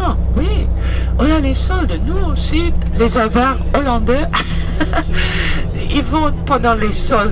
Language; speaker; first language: French; early bilingual, heritage; Dutch